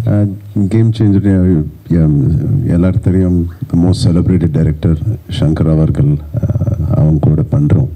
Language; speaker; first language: Tamil; non-native, local second language; Telugu